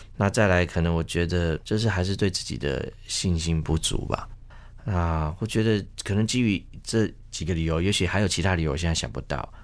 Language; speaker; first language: Chinese; native; Chinese